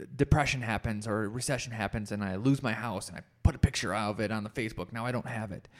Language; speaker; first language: English; native; English